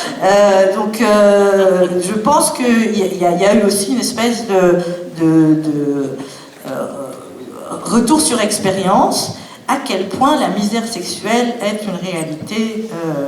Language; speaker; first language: French; native; French